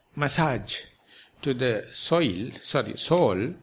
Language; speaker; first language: English; non-native, local second language; Sinhala